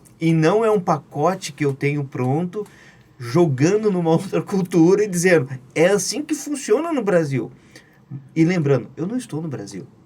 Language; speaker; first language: Portuguese; native; Portuguese